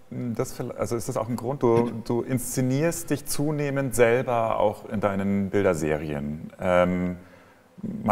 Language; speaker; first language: German; native; German